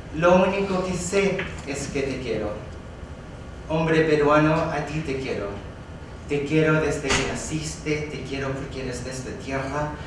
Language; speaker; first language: Spanish; early bilingual, other home language; Korean